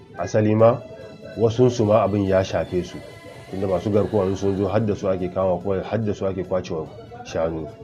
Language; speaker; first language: Hausa; native; Hausa